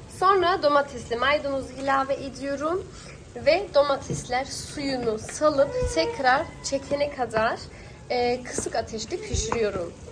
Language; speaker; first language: Turkish; early bilingual, heritage; Turkish